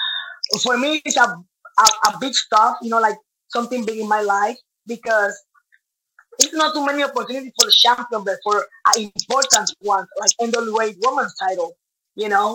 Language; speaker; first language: English; non-native, learner; Spanish